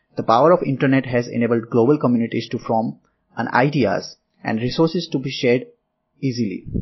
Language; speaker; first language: English; non-native, local second language; Gujarati